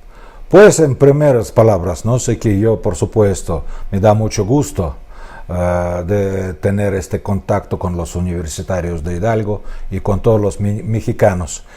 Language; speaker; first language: Spanish; non-native, fluent; Russian